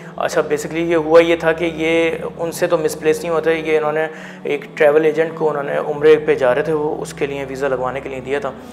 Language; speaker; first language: Urdu; native; Urdu